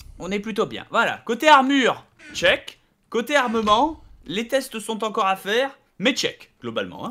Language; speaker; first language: French; native; French